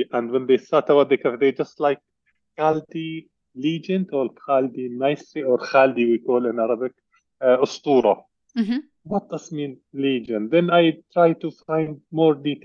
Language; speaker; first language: English; non-native, learner; Arabic